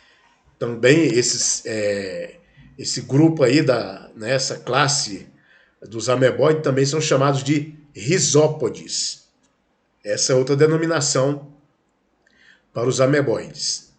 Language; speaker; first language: Portuguese; native; Portuguese